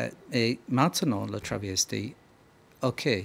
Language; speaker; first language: French; non-native, learner; English